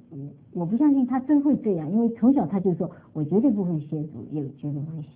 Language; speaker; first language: Chinese; native; Chinese